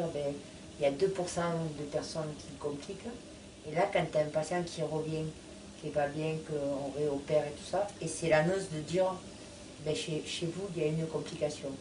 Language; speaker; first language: French; native; French